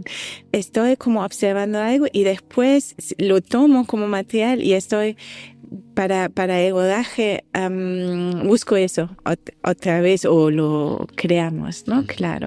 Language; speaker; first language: Spanish; non-native, fluent; German